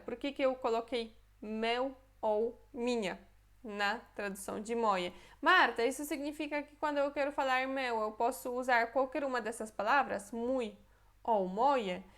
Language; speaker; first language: Portuguese; non-native, fluent; Polish